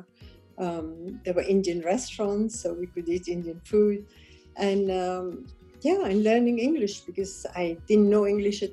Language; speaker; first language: English; non-native, local second language; Kachhi